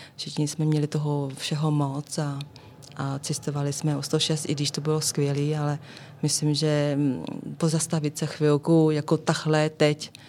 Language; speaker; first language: Czech; non-native, fluent; Vietnamese